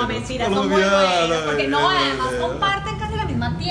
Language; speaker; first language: Spanish; native; Spanish